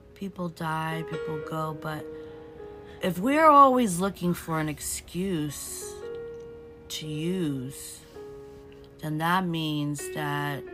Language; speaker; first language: English; early bilingual, other home language; Portuguese